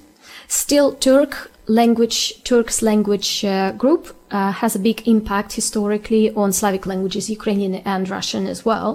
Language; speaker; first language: English; non-native, fluent; Ukrainian